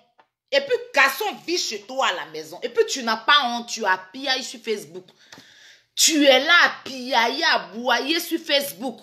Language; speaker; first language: French; native; French